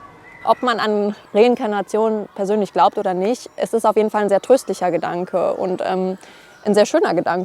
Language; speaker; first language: German; native; German